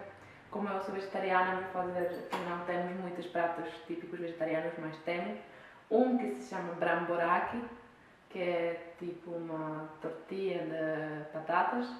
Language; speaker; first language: Portuguese; non-native, fluent; Czech